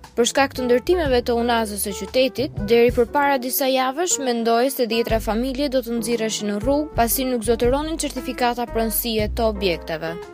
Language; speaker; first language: Albanian; native; Albanian